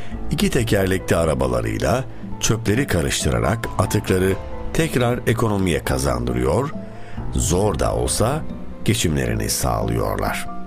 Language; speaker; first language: Turkish; native; Turkish